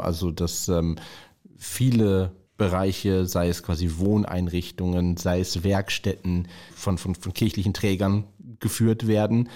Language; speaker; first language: German; native; German